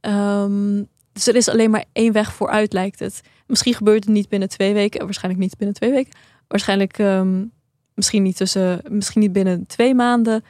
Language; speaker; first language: Dutch; early bilingual, other home language; Persian